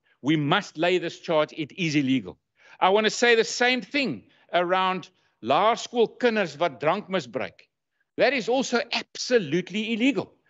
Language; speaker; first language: English; native; English